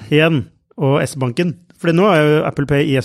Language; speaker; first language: Norwegian; native; Norwegian